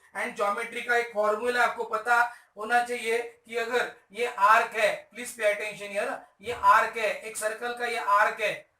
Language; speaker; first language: Hindi; non-native, local second language; Marathi